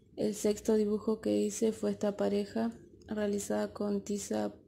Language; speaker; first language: Spanish; native; Spanish